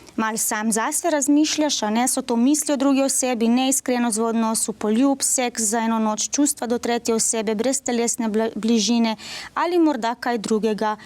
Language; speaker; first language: Slovenian; native; Slovenian